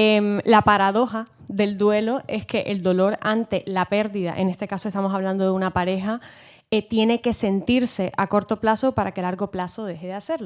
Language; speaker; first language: Spanish; native; Spanish